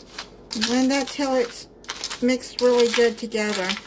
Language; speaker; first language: English; native; English